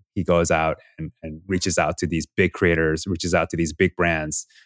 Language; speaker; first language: English; early bilingual, other home language; Korean